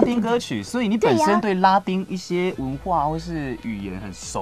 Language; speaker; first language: Chinese; native; Chinese